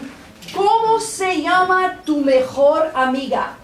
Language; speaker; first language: Spanish; non-native, fluent; Portuguese